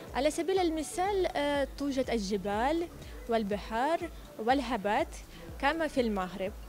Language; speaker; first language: Arabic; non-native, fluent; Ukrainian